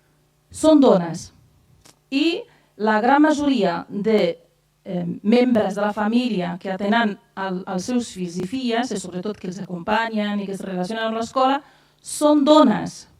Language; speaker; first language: Catalan; non-native, fluent; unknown